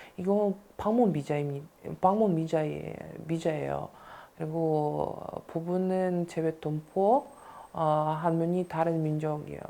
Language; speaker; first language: Korean; early bilingual, other home language; Russian